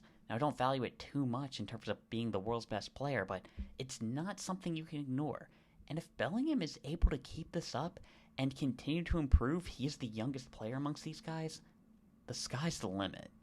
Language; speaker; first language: English; native; English